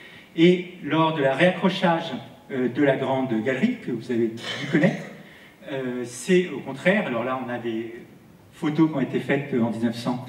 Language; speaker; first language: French; native; French